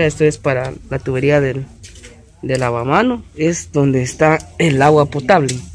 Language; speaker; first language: Spanish; native; Spanish